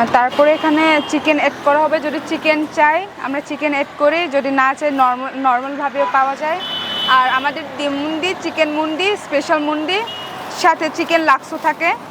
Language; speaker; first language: Bangla; non-native, local second language; Marma